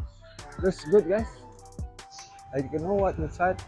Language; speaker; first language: English; non-native, learner; Indonesian